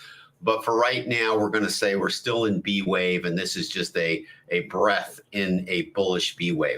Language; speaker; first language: English; native; English